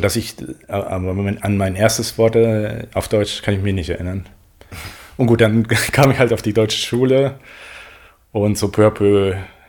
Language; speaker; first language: German; non-native, fluent; Spanish